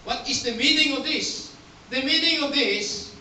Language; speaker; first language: English; non-native, local second language; Filipino